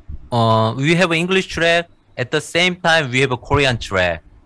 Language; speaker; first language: English; non-native, fluent; Korean